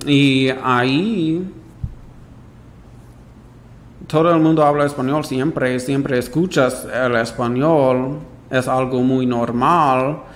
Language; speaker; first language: Spanish; non-native, fluent; English